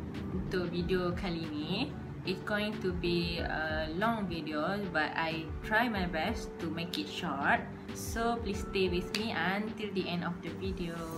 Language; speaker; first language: English; non-native, local second language; Malay